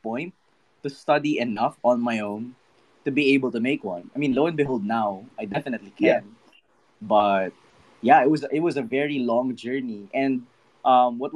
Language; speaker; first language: English; non-native, local second language; Filipino